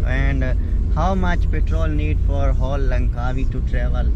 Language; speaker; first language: English; non-native, learner; Urdu